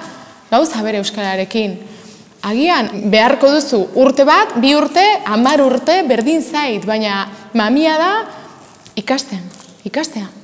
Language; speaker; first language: Basque; non-native, fluent; Spanish